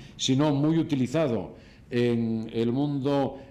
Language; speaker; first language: Spanish; native; Spanish